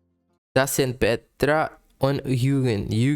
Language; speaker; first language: German; non-native, learner; Portuguese